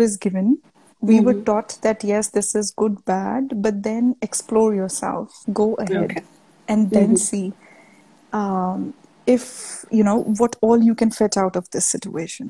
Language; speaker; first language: English; non-native, local second language; Punjabi